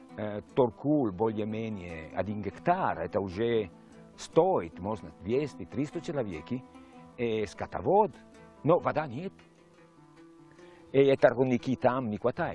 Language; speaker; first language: Russian; non-native, learner; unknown